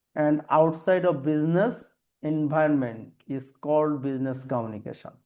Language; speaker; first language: English; non-native, local second language; Bangla